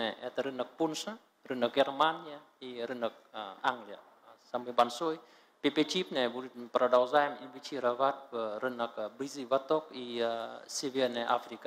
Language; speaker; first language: Russian; non-native, learner; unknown